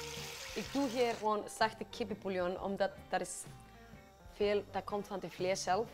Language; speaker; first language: Dutch; non-native, fluent; Icelandic